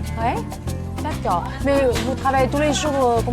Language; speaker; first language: French; non-native, fluent; Chinese